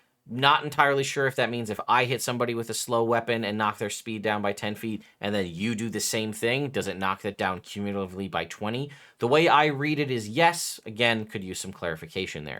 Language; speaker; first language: English; native; English